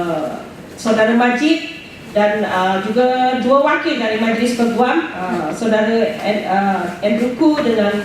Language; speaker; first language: Malay; native; Malay